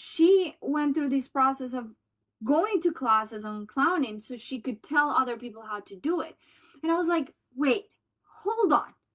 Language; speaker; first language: English; non-native, fluent; Spanish